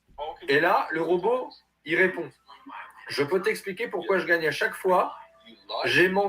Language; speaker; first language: French; native; French